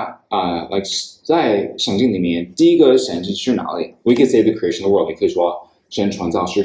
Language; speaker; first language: Chinese; non-native, fluent; English